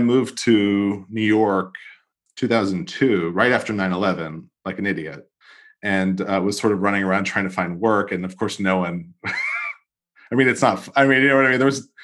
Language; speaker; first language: English; native; English